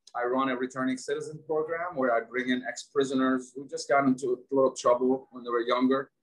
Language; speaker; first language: English; non-native, fluent; Arabic